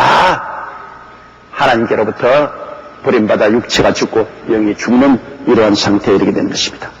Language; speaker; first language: Korean; native; Korean